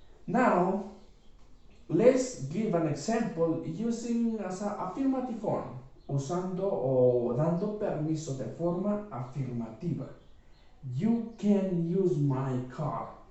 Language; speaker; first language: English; non-native, fluent; Spanish